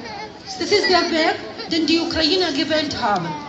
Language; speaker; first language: German; non-native, fluent; Ukrainian